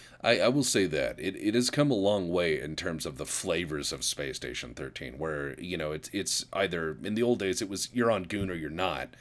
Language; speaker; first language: English; native; English